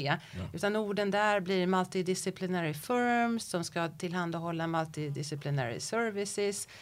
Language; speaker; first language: Swedish; native; Swedish